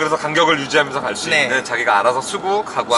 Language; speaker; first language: Korean; native; Korean